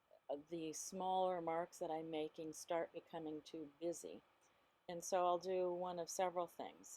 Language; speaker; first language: English; native; English